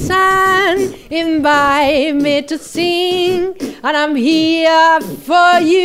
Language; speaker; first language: English; non-native, fluent; Spanish